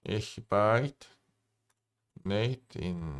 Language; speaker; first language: German; non-native, learner; Korean